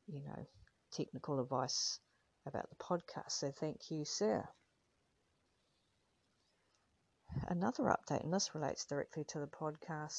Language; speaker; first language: English; native; English